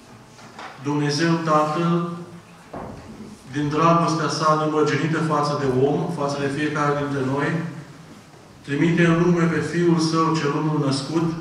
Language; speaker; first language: Romanian; native; Romanian